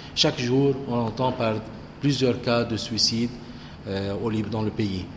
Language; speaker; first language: French; non-native, local second language; Arabic